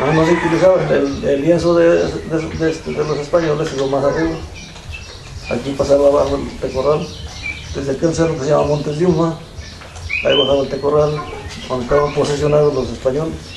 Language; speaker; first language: Spanish; native; Spanish